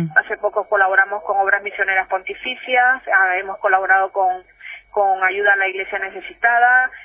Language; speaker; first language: Spanish; native; Spanish